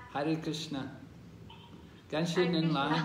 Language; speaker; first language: Chinese; non-native, fluent; English